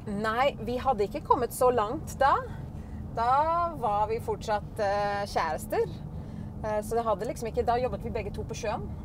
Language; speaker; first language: Norwegian; non-native, fluent; English